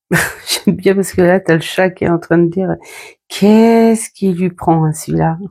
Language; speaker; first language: French; native; French